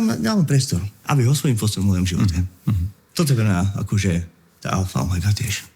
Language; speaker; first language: Slovak; native; Slovak